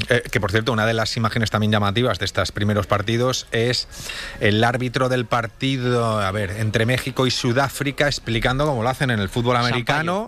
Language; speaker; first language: Spanish; native; Spanish